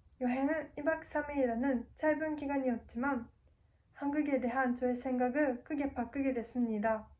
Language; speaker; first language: Korean; non-native, learner; Japanese